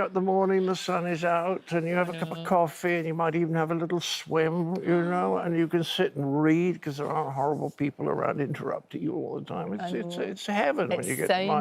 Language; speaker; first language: English; native; English